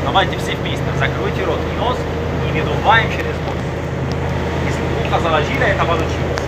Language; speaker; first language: Russian; non-native, learner; Arabic